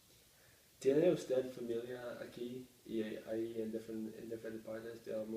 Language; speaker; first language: Spanish; non-native, learner; English